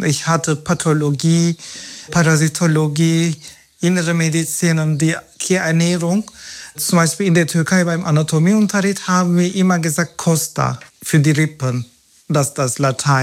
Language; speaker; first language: German; non-native, fluent; Turkish